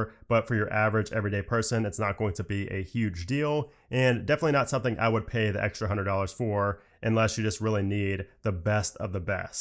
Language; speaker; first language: English; native; English